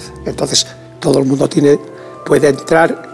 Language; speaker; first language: Spanish; native; Spanish